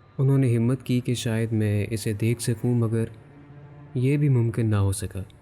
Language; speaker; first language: Urdu; native; Urdu